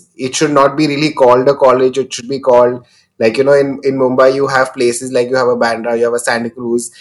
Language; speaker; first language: English; non-native, local second language; Hindi